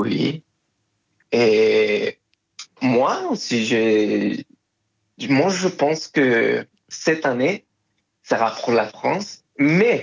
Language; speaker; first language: French; non-native, fluent; Spanish